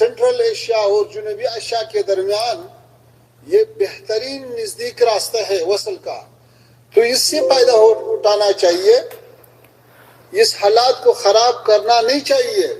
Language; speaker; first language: Hindi; non-native, fluent; Pashto